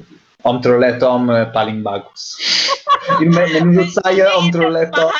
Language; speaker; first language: Indonesian; non-native, learner; Italian